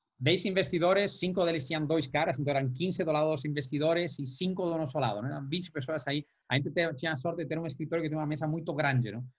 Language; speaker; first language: Portuguese; non-native, fluent; Spanish